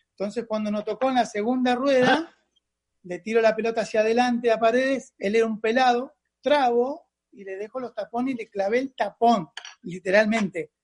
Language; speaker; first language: Spanish; native; Spanish